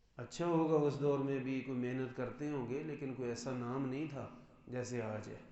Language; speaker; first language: Urdu; non-native, local second language; Punjabi